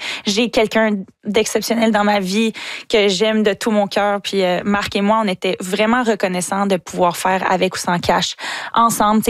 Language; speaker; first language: French; native; French